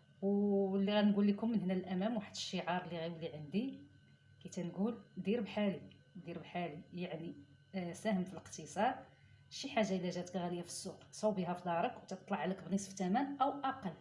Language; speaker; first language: Arabic; native; Arabic